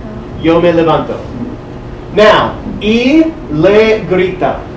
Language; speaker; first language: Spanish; non-native, fluent; English